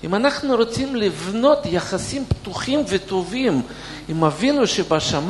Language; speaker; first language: Hebrew; non-native, fluent; Russian